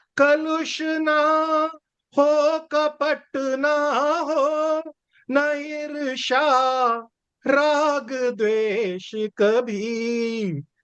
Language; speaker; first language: Hindi; native; Hindi